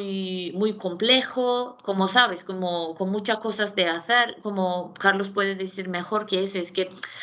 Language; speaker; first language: Spanish; non-native, fluent; Turkish